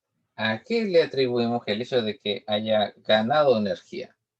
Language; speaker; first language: Spanish; native; Spanish